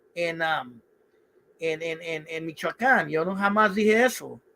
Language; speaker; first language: Spanish; early bilingual, other home language; English